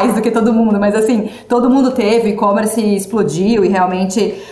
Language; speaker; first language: Portuguese; native; Portuguese